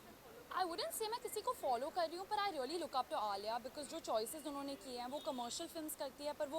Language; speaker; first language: Hindi; native; Hindi